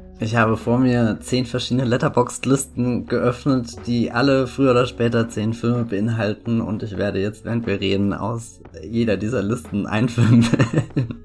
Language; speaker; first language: German; native; German